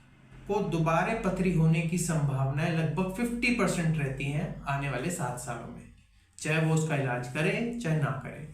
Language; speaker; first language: Hindi; native; Hindi